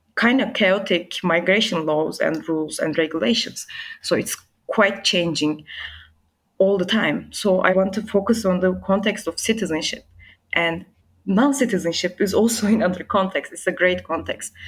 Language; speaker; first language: English; non-native, fluent; Turkish